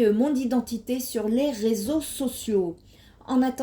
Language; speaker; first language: French; native; French